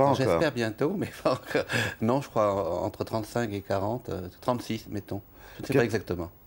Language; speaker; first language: French; native; French